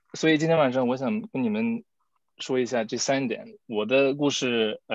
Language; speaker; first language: Chinese; early bilingual, heritage; Chinese